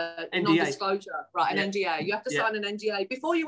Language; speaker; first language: English; native; English